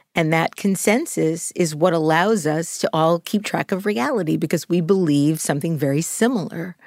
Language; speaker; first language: English; native; English